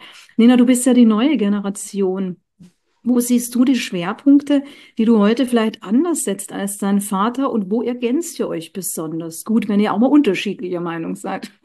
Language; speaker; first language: German; native; German